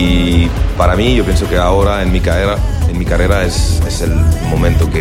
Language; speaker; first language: Spanish; non-native, learner; French